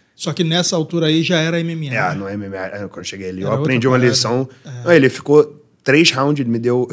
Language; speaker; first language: Portuguese; early bilingual, heritage; Portuguese